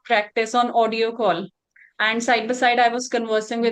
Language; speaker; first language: English; non-native, local second language; Hindi